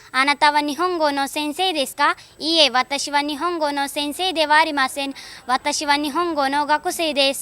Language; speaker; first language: Japanese; non-native, learner; Marathi